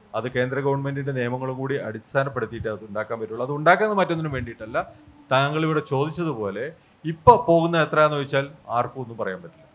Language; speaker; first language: Malayalam; native; Malayalam